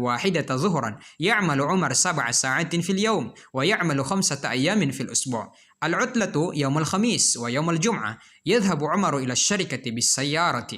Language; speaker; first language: Arabic; non-native, fluent; Indonesian